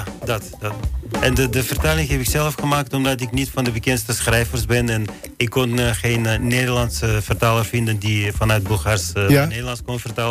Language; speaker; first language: Dutch; non-native, fluent; Bulgarian